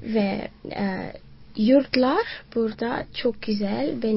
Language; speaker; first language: Turkish; non-native, learner; Swati